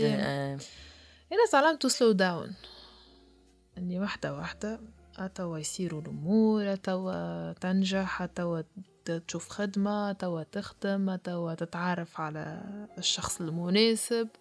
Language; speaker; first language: Arabic; native; Arabic